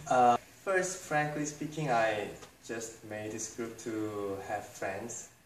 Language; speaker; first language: English; non-native, fluent; Korean